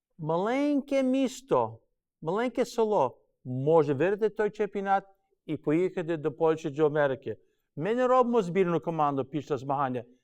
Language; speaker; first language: Ukrainian; early bilingual, heritage; Ukrainian